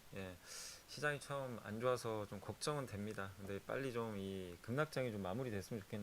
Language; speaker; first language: Korean; native; Korean